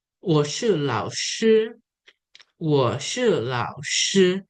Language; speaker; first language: Chinese; non-native, learner; Indonesian